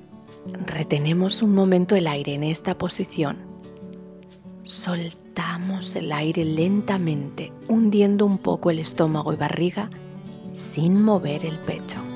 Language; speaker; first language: Spanish; native; Spanish